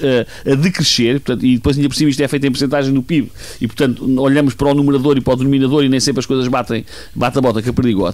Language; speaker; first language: Portuguese; native; Portuguese